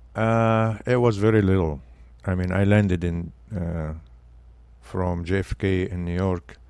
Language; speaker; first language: English; non-native, fluent; Arabic